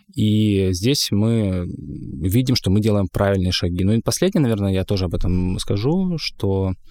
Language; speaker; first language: Russian; native; Russian